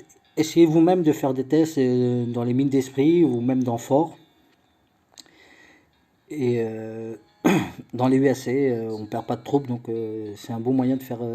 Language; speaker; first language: French; native; French